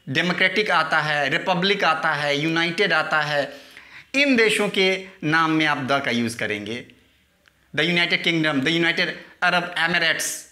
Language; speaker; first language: Hindi; native; Hindi